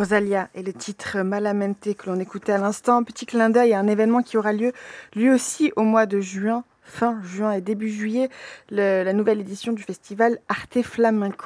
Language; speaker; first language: French; native; French